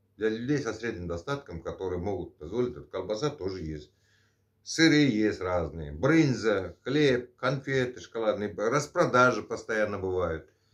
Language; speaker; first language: Russian; native; Russian